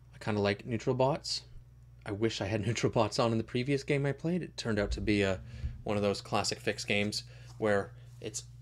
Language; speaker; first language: English; native; English